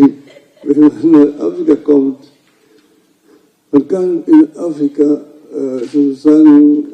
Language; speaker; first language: German; non-native, fluent; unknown